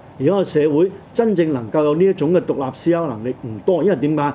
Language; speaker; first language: Cantonese; native; Cantonese